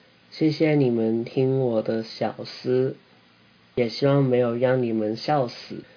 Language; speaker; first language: Chinese; native; Chinese